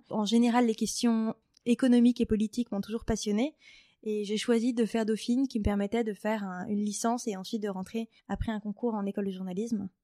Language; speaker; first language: French; native; French